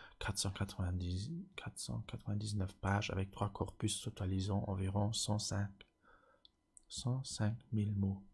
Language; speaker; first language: French; non-native, local second language; Luxembourgish